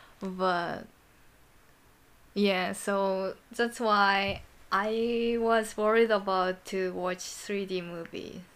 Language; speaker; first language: English; non-native, learner; Japanese